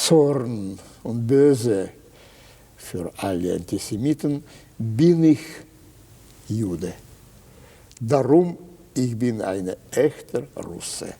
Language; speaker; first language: German; non-native, fluent; Russian